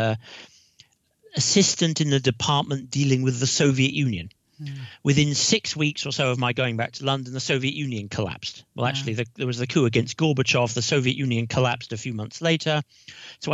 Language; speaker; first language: English; native; English